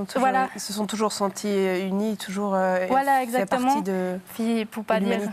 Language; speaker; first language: French; native; French